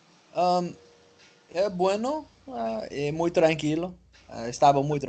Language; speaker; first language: Spanish; non-native, learner; English